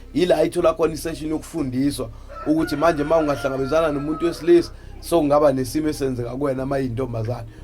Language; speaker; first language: Zulu; native; Zulu